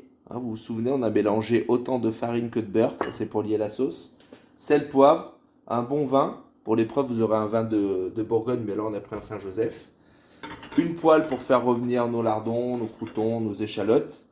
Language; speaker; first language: French; native; French